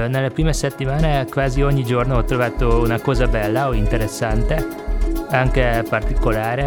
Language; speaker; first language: Italian; non-native, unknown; Hungarian